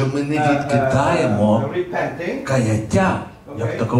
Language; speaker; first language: Ukrainian; native; Ukrainian